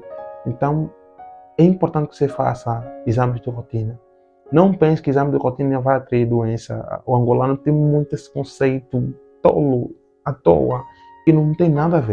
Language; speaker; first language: Portuguese; native; Portuguese